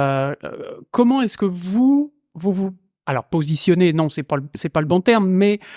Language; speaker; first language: French; native; French